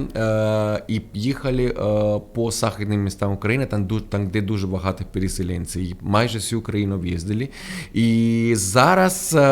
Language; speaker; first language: Ukrainian; non-native, fluent; Spanish